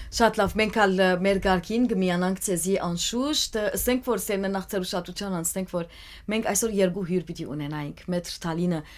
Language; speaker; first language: Armenian; native; Armenian